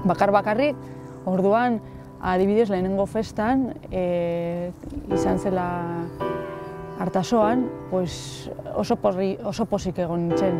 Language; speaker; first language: Basque; non-native, local second language; Spanish